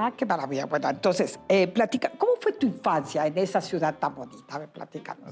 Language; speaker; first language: Spanish; native; Spanish